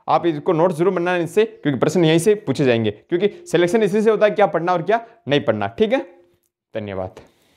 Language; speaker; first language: Hindi; native; Hindi